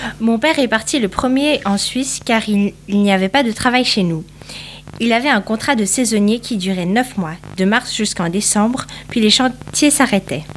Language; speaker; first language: French; early bilingual, other home language; Portuguese